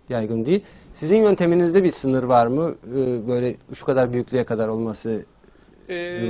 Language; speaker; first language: Turkish; native; Turkish